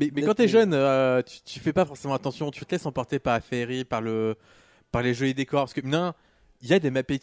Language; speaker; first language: French; native; French